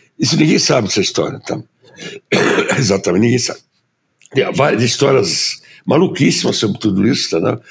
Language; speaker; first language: Portuguese; early bilingual, other home language; German